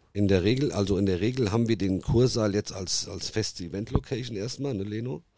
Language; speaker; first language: German; early bilingual, other home language; Italian